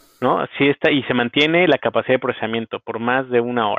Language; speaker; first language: Spanish; native; Spanish